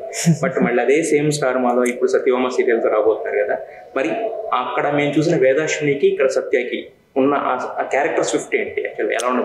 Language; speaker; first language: Telugu; native; Telugu